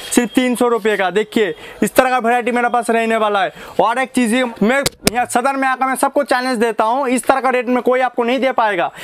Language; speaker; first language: Hindi; non-native, local second language; Bangla